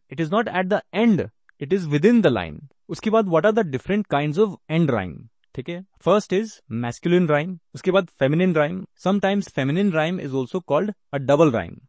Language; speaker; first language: English; non-native, local second language; Hindi